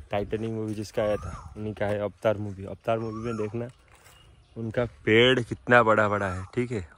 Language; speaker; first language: Hindi; non-native, local second language; Odia